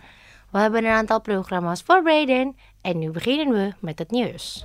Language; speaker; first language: Dutch; non-native, fluent; Indonesian